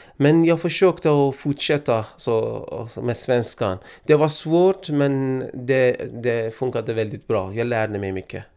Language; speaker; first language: Swedish; non-native, fluent; Persian